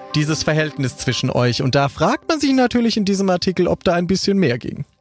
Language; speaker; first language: German; native; German